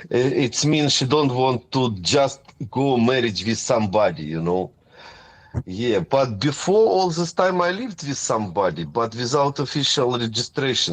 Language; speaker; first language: English; non-native, fluent; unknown